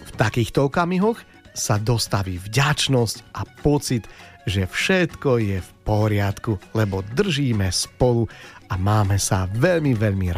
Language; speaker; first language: Slovak; native; Slovak